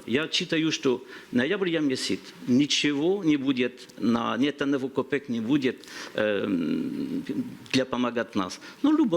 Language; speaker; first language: Russian; non-native, learner; French